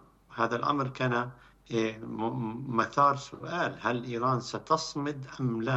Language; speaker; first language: Arabic; native; Arabic